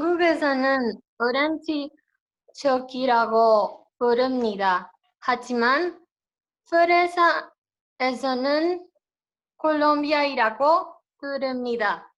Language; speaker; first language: Korean; non-native, learner; Spanish